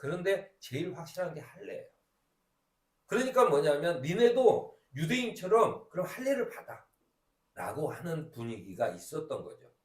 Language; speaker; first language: Korean; native; Korean